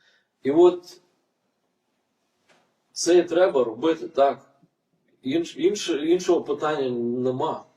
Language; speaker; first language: Ukrainian; non-native, fluent; Lithuanian